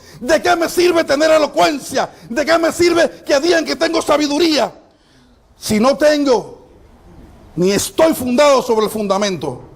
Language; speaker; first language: Spanish; non-native, fluent; Haitian Creole